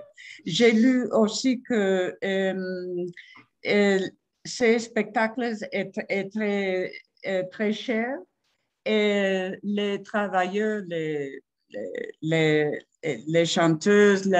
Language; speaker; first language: French; non-native, fluent; Spanish